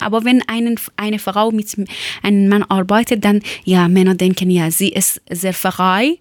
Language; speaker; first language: German; non-native, learner; Persian